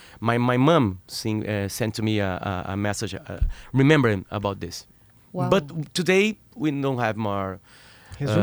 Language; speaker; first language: English; non-native, learner; Portuguese